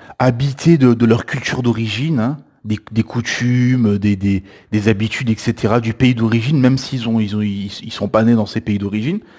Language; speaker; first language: French; native; French